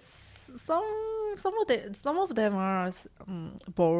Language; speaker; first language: English; non-native, learner; Korean